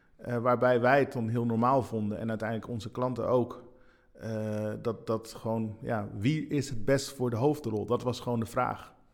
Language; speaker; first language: Dutch; early bilingual, other home language; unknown